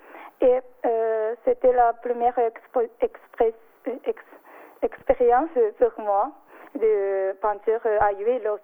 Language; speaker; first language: French; non-native, learner; Japanese